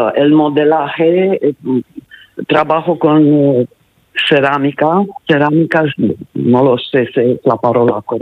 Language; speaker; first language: Spanish; non-native, learner; Italian